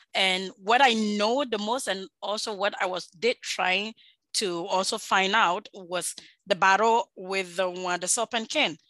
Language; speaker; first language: English; non-native, local second language; Akan